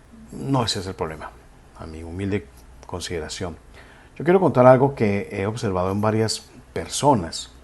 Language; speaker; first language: Spanish; native; Spanish